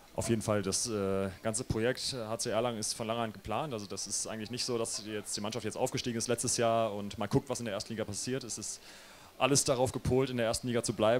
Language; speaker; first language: German; native; German